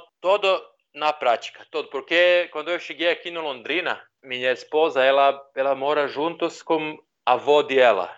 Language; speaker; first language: Portuguese; non-native, learner; Serbian